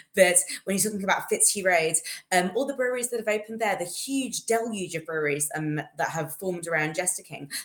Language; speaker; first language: English; native; English